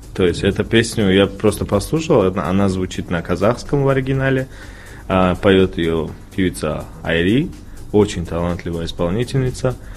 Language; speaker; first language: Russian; non-native, local second language; Tajik